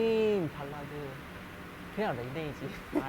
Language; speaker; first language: Korean; non-native, learner; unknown